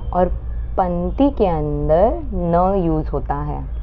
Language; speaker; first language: Hindi; non-native, local second language; Marathi